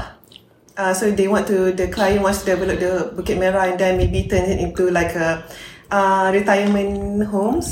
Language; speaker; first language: English; non-native, local second language; Malay